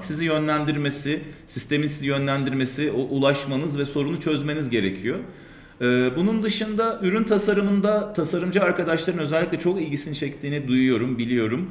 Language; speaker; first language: Turkish; native; Turkish